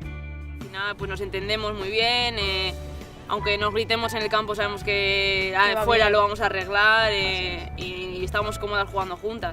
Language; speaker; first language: Spanish; native; Spanish